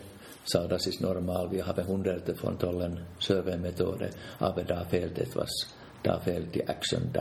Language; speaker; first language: German; non-native, fluent; Finnish